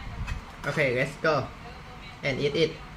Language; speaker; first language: English; non-native, learner; Thai